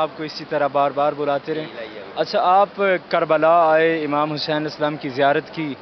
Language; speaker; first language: Urdu; native; Urdu